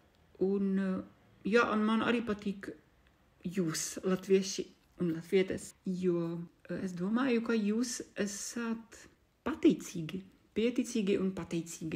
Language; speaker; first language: Latvian; non-native, fluent; Czech